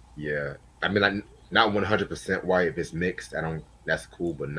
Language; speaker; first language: English; native; English